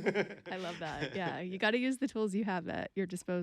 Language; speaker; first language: English; native; English